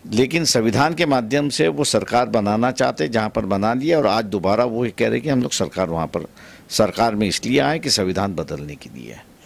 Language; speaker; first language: Hindi; non-native, local second language; Marathi